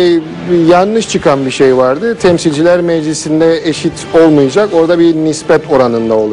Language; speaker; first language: Turkish; native; Turkish